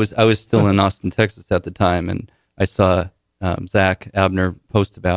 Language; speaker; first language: English; native; English